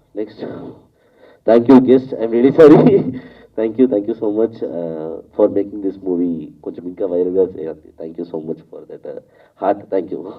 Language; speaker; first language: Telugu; non-native, learner; Tamil